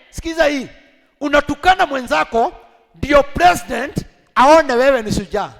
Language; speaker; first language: Swahili; non-native, local second language; Kikuyu